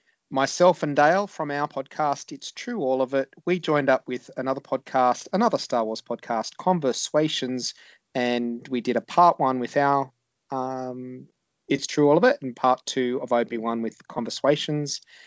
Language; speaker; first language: English; native; English